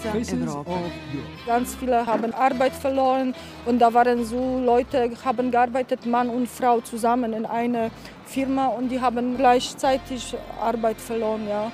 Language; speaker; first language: German; non-native, learner; Polish